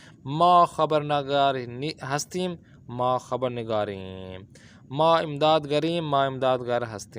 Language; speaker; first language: Persian; non-native, fluent; Urdu